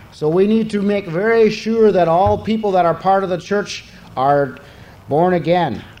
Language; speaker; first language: English; native; English